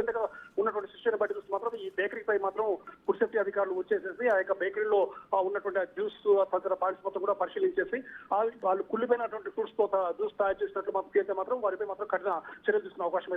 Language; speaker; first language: Telugu; native; Telugu